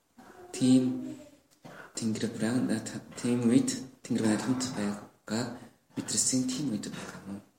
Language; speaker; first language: Mongolian; non-native, learner; Korean